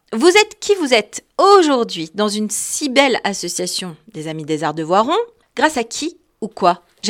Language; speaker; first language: French; native; French